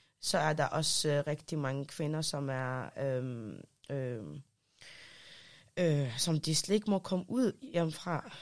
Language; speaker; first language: Danish; early bilingual, other home language; Arabic